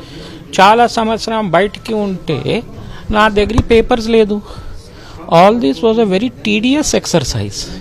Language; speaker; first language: Telugu; early bilingual, heritage; Telugu